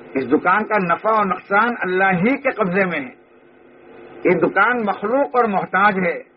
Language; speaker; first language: Urdu; native; Urdu